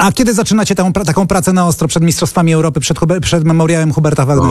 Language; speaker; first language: Polish; native; Polish